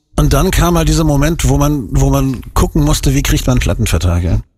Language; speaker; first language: German; native; German